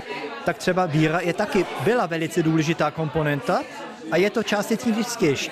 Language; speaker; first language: Czech; early bilingual, heritage; Czech